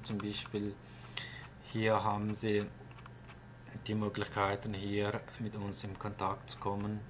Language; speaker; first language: German; non-native, fluent; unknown